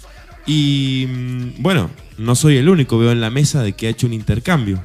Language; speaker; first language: Spanish; native; Spanish